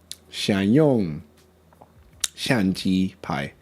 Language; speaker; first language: Chinese; non-native, learner; English